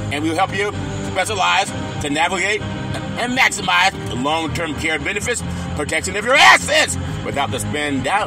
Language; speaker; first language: English; native; English